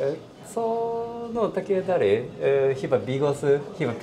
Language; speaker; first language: Polish; non-native, learner; Japanese